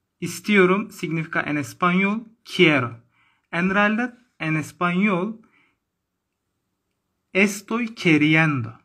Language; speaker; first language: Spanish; non-native, learner; Turkish